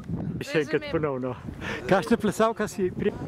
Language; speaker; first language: Slovenian; native; Slovenian